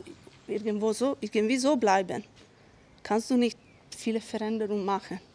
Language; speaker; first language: German; non-native, fluent; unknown